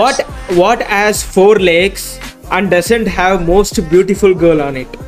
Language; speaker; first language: English; non-native, learner; Tamil